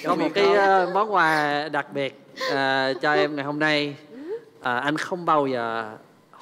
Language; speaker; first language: Vietnamese; non-native, fluent; English